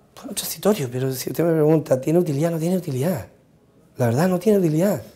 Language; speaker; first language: Spanish; native; Spanish